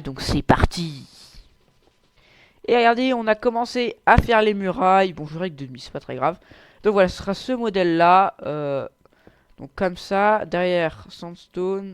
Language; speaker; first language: French; native; French